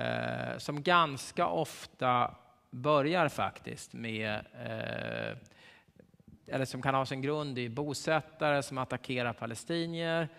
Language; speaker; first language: Swedish; native; Swedish